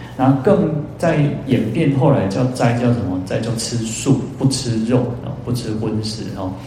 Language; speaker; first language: Chinese; native; Chinese